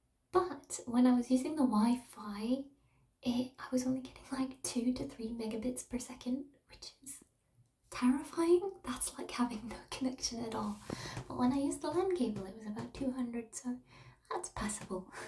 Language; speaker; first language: English; native; English